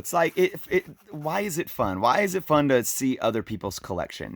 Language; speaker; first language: English; native; English